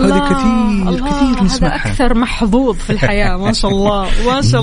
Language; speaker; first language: Arabic; native; Arabic